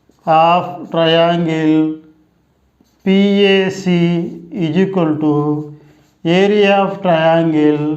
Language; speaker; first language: English; non-native, local second language; Telugu